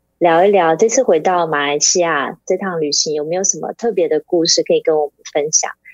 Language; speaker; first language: Chinese; native; Chinese